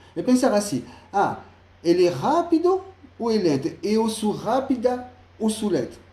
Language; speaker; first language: Portuguese; non-native, fluent; French